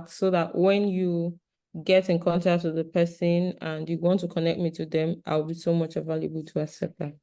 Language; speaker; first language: English; non-native, local second language; Yoruba